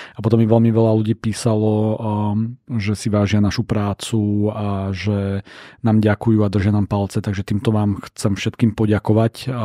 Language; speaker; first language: Slovak; native; Slovak